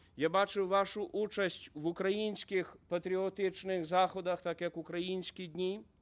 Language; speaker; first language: Ukrainian; native; Ukrainian